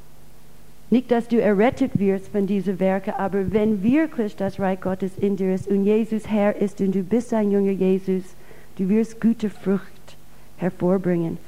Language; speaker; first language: German; non-native, fluent; English